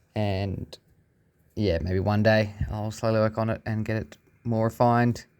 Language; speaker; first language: English; native; English